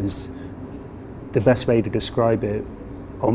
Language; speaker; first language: English; native; English